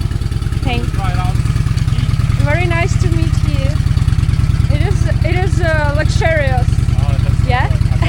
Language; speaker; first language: English; non-native, learner; Ukrainian